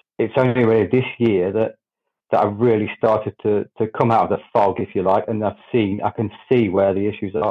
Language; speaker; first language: English; native; English